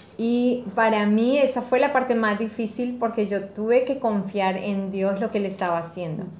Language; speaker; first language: Spanish; native; Spanish